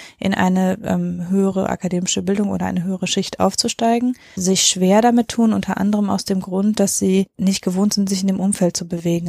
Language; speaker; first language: German; native; German